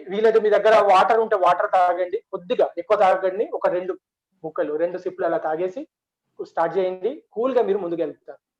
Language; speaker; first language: Telugu; non-native, local second language; Urdu